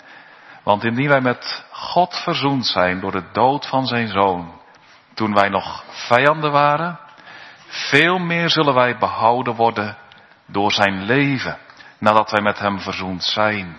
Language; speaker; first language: Dutch; native; Dutch